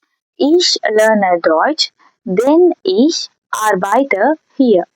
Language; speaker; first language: German; non-native, learner; Tamil